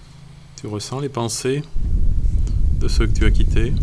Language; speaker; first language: French; native; French